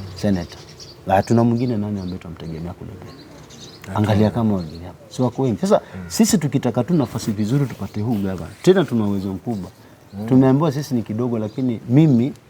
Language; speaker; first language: Swahili; non-native, local second language; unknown